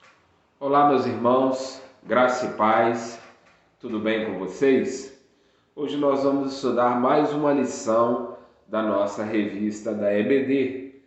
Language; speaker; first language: Portuguese; native; Portuguese